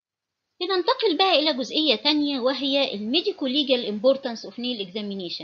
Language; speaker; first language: Arabic; native; Arabic